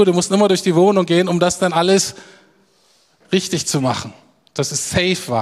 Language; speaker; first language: German; native; German